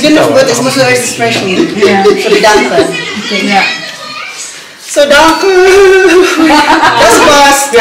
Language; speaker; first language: German; non-native, learner; Cebuano